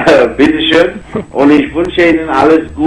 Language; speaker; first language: German; non-native, fluent; Bangla